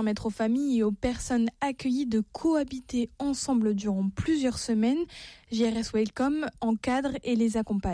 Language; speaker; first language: French; native; French